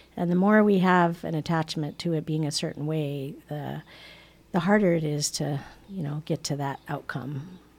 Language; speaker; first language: English; native; English